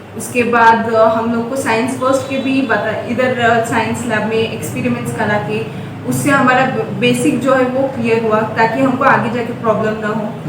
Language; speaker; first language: Hindi; non-native, local second language; Urdu